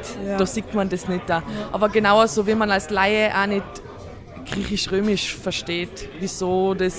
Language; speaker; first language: German; native; German